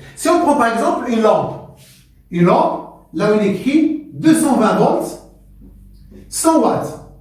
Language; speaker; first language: French; non-native, local second language; Arabic